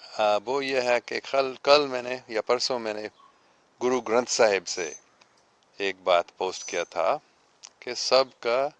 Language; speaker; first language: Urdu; non-native, fluent; English